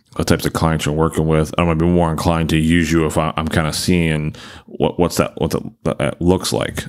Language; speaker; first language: English; native; English